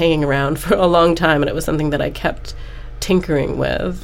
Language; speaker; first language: English; native; English